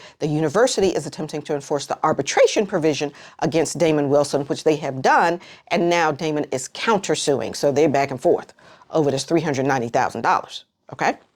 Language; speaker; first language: English; native; English